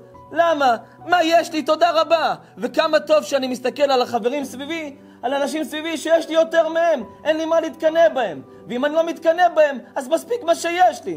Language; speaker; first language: Hebrew; native; Hebrew